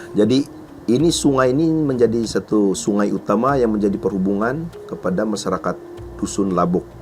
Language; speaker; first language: Malay; non-native, local second language; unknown